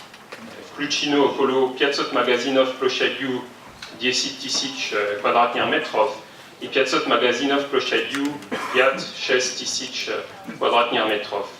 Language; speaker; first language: Russian; non-native, fluent; French